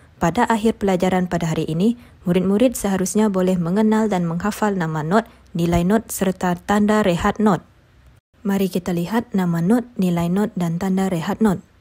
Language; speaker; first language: Malay; non-native, local second language; Iban